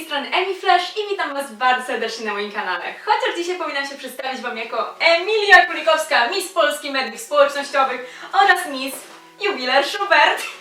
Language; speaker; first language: Polish; native; Polish